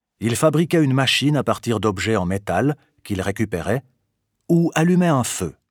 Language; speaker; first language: French; non-native, fluent; Albanian